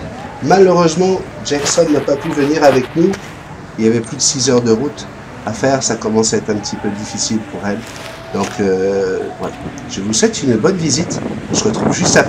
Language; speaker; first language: French; native; French